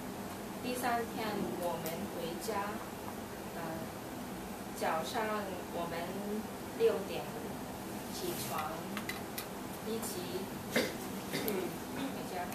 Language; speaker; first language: Chinese; non-native, learner; English